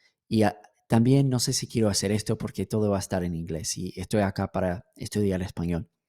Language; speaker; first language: Spanish; non-native, fluent; English